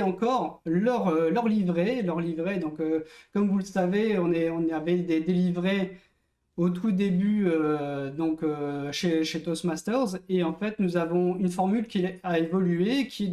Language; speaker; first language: French; native; French